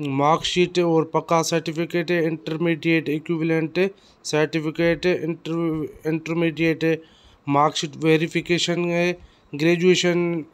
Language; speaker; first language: Urdu; non-native, local second language; Sindhi